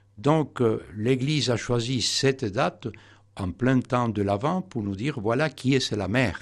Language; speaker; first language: French; non-native, fluent; Spanish